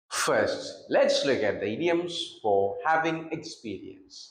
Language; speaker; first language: English; non-native, local second language; Tamil